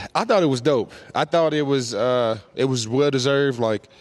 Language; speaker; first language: English; native; English